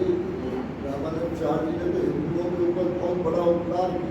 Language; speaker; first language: Hindi; native; Hindi